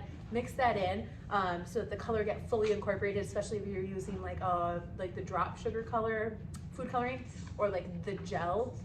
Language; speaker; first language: English; native; English